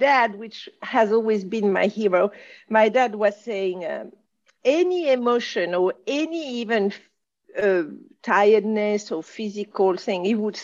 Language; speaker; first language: English; non-native, fluent; French